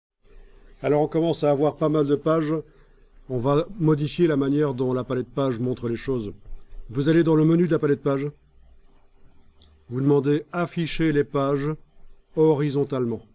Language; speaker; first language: French; native; French